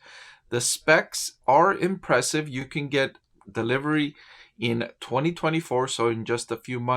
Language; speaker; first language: English; native; English